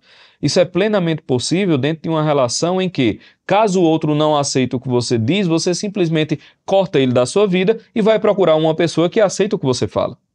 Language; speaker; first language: Portuguese; native; Portuguese